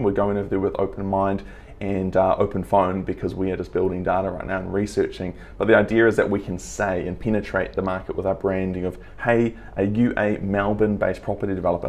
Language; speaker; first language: English; native; English